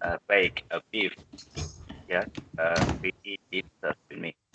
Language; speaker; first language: English; non-native, learner; Vietnamese